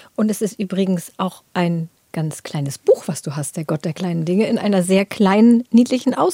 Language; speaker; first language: German; native; German